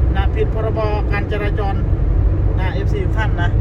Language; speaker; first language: Thai; non-native, local second language; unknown